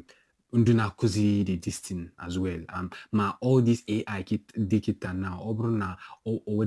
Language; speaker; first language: Igbo; non-native, local second language; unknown